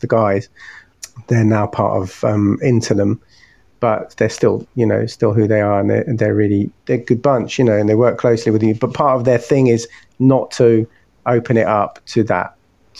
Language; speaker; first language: English; native; English